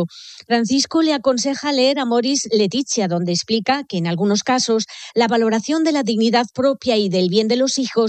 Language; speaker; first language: Spanish; native; Spanish